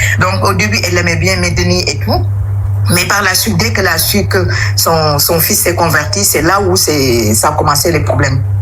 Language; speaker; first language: French; non-native, local second language; Wolof